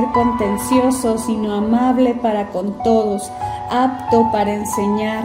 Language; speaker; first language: Spanish; native; Spanish